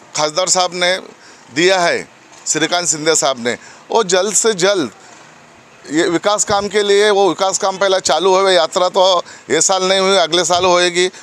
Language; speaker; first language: Hindi; non-native, local second language; Marathi